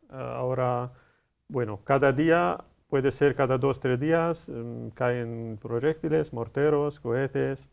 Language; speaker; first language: Spanish; non-native, learner; Arabic